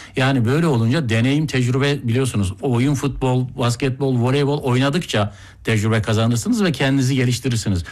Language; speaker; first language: Turkish; native; Turkish